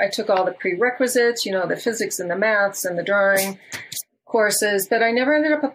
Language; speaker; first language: English; native; English